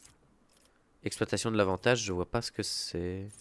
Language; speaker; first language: French; native; French